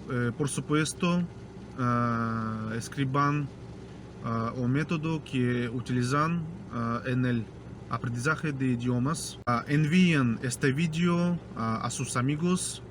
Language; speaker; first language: Spanish; non-native, fluent; Russian